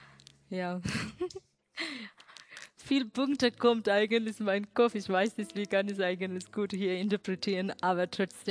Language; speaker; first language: German; non-native, learner; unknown